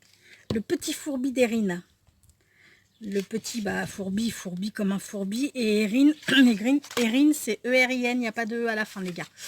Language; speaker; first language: French; native; French